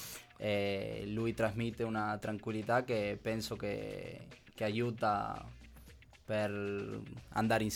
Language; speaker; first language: Italian; non-native, learner; Spanish